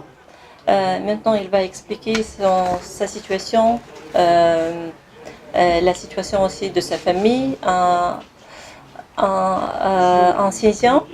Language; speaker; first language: French; non-native, fluent; Kazakh